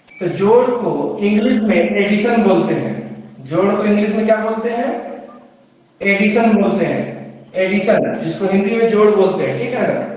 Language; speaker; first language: Hindi; native; Hindi